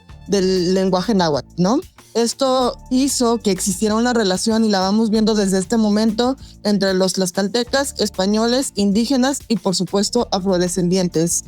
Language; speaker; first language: Spanish; native; Spanish